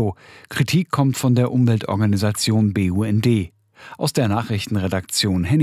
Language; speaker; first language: German; native; German